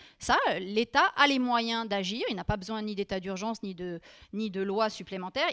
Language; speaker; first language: French; native; French